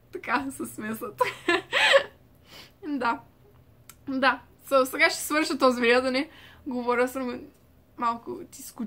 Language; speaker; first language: Bulgarian; early bilingual, heritage; Bulgarian